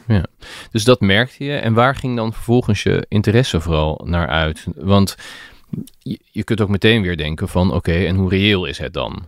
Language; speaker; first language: Dutch; native; Dutch